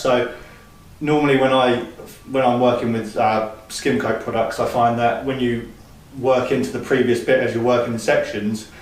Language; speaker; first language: English; native; English